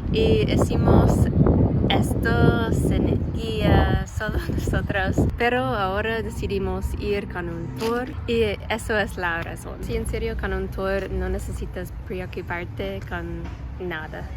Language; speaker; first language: Spanish; non-native, learner; English